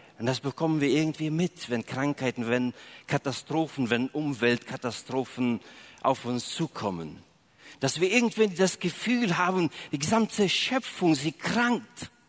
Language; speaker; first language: German; early bilingual, other home language; Russian